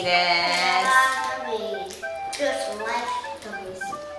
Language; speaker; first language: Japanese; early bilingual, heritage; Japanese